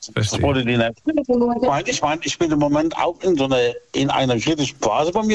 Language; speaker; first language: German; native; German